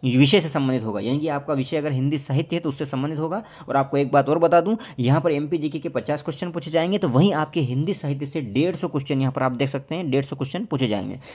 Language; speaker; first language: Hindi; native; Hindi